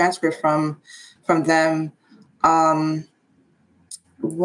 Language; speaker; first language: English; non-native, local second language; Igbo